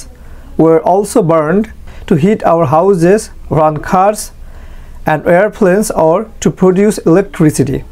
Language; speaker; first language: English; non-native, fluent; Bangla